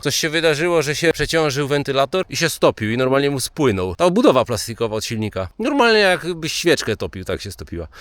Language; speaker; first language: Polish; native; Polish